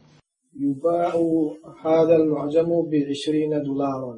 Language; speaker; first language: Arabic; non-native, learner; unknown